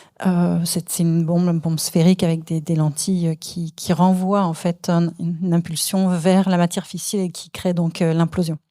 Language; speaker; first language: French; native; French